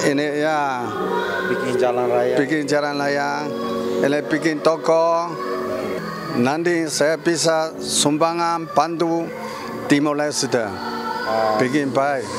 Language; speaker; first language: Indonesian; non-native, learner; Chinese